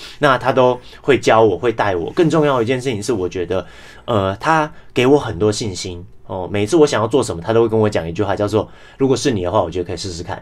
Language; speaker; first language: Chinese; non-native, local second language; English